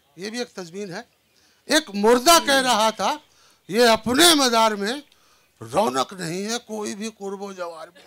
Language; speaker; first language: Urdu; native; Urdu